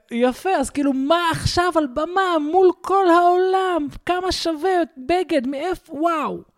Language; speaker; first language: Hebrew; early bilingual, other home language; Russian